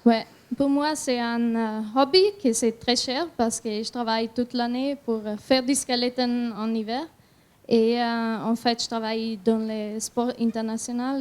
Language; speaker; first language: French; non-native, learner; German